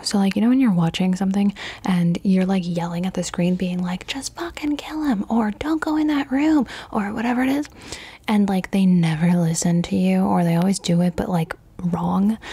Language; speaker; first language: English; early bilingual, other home language; Spanish